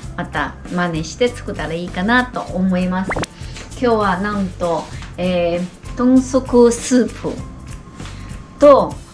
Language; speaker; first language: Japanese; non-native, fluent; Chinese